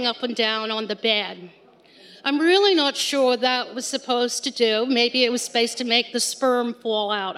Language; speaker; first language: English; native; English